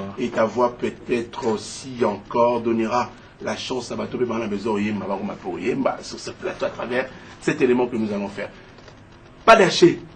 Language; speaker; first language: French; non-native, local second language; Lingala